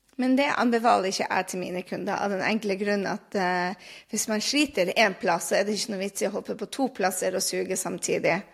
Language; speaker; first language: Norwegian; native; Norwegian